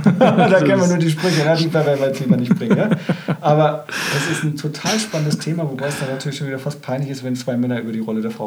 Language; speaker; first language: German; native; German